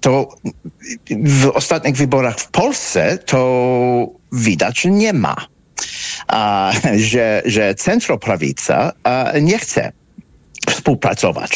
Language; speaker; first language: Polish; non-native, fluent; English